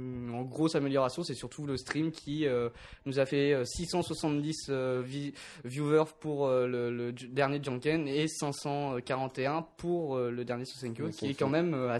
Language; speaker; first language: French; native; French